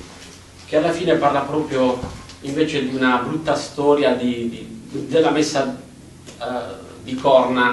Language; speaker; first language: Italian; native; Italian